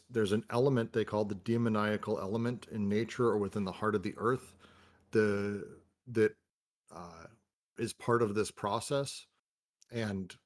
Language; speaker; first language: English; native; English